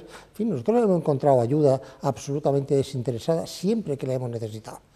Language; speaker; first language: Spanish; native; Spanish